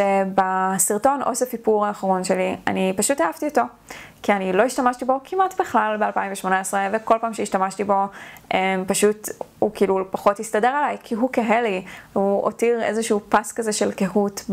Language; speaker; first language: Hebrew; native; Hebrew